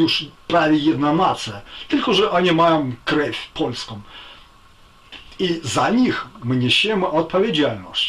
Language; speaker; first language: Polish; non-native, fluent; Ukrainian